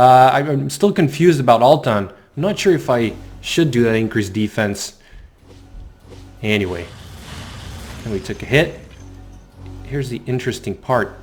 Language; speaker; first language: English; native; English